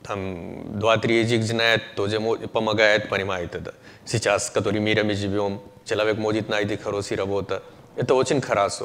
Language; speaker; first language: Russian; non-native, learner; Hindi